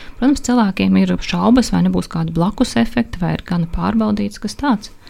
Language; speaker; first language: Latvian; native; Latvian